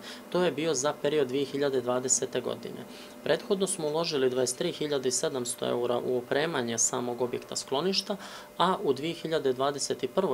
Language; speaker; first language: Serbian; native; Serbian